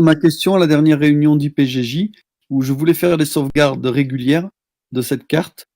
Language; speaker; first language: French; native; French